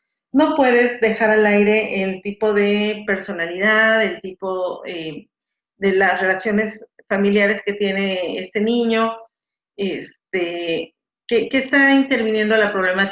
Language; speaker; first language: Spanish; native; Spanish